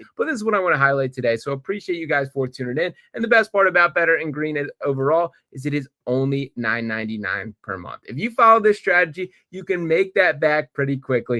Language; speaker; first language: English; native; English